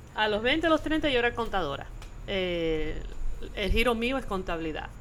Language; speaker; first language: Spanish; early bilingual, heritage; Spanish